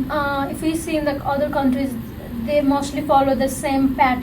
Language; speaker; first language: English; non-native, fluent; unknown